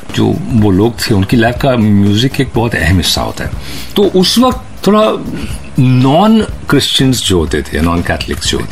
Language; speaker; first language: Hindi; native; Hindi